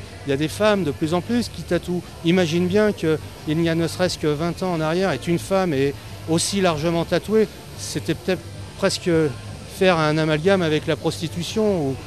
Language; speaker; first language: French; native; French